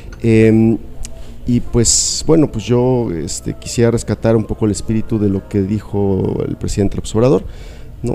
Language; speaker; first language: Spanish; native; Spanish